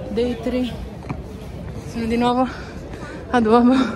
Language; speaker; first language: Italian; early bilingual, other home language; Filipino